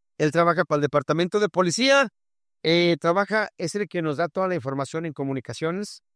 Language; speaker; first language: Spanish; native; Spanish